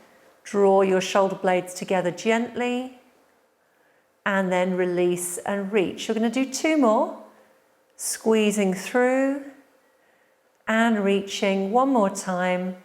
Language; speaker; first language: English; native; English